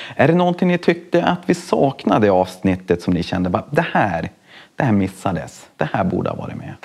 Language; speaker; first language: Swedish; native; Swedish